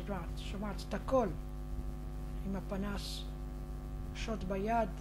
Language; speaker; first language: Hebrew; non-native, fluent; Arabic